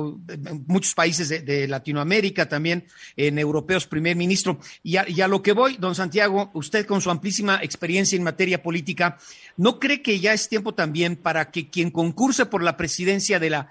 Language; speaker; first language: Spanish; native; Spanish